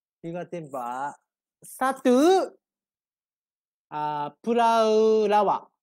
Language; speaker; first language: Malay; non-native, learner; Japanese